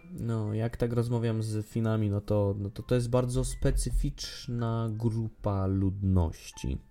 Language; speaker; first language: Polish; native; Polish